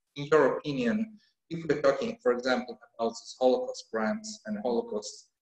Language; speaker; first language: English; non-native, fluent; Ukrainian